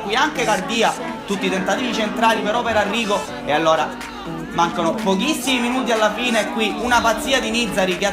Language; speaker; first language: Italian; native; Italian